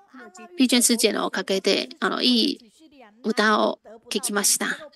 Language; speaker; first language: Japanese; non-native, fluent; Chinese